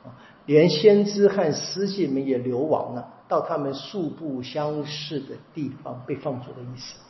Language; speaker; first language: Chinese; native; Chinese